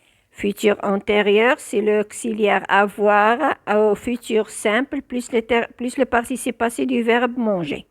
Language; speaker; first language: French; non-native, local second language; Arabic